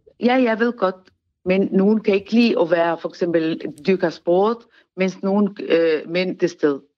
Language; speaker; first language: Danish; non-native, fluent; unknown